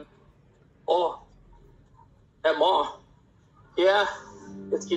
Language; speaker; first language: English; non-native, learner; Thai